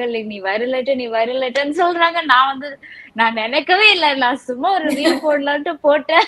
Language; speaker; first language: Tamil; non-native, local second language; Telugu